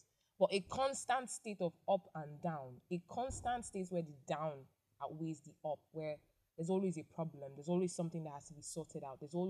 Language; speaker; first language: English; non-native, local second language; Igbo